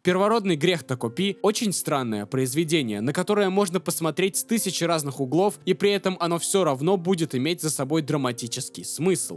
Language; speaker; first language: Russian; native; Russian